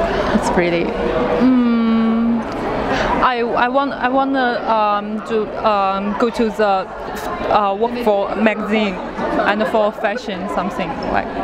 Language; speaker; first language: English; non-native, learner; Chinese